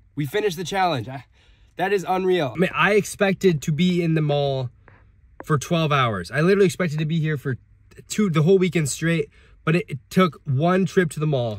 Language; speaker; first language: English; native; English